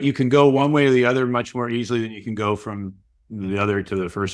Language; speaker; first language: English; native; English